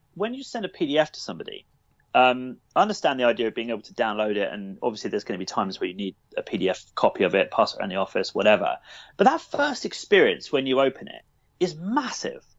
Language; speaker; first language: English; native; English